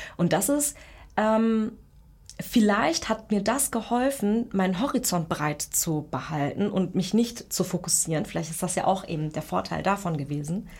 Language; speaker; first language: German; early bilingual, other home language; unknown